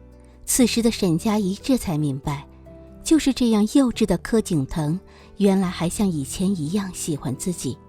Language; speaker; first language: Chinese; native; Chinese